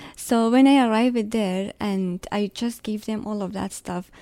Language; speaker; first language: English; non-native, fluent; Arabic